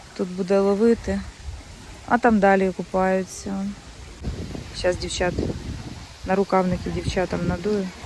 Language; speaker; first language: Ukrainian; native; Ukrainian